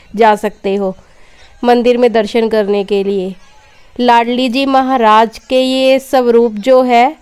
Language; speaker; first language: Hindi; native; Hindi